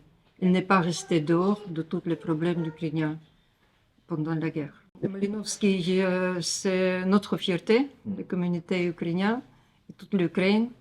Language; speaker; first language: French; non-native, learner; Ukrainian